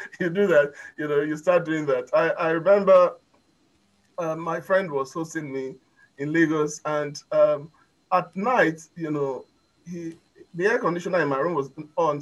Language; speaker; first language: English; non-native, local second language; Igbo